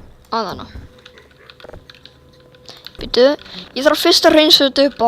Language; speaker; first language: Icelandic; early bilingual, heritage; Swedish